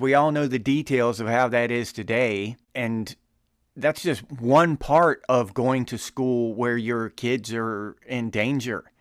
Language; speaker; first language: English; native; English